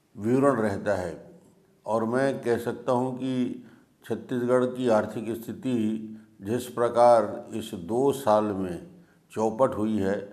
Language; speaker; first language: Hindi; native; Hindi